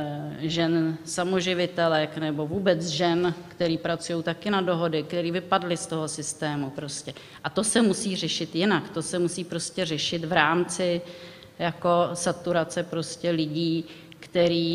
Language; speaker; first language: Czech; native; Czech